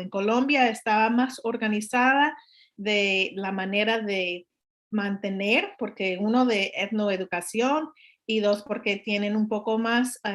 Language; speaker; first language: Spanish; non-native, learner; English